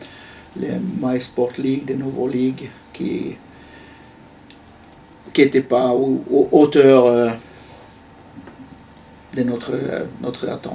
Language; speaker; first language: French; non-native, fluent; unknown